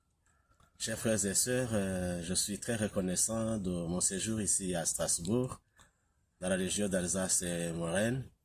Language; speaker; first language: French; non-native, local second language; Kinyarwanda